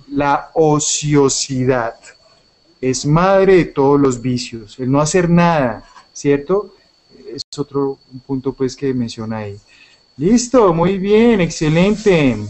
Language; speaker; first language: Spanish; native; Spanish